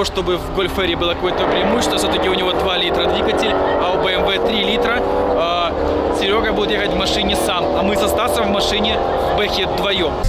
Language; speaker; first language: Russian; native; Russian